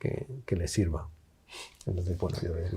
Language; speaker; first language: Spanish; native; Spanish